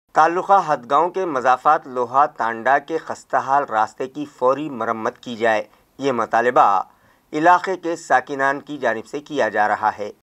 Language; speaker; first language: Hindi; non-native, local second language; Urdu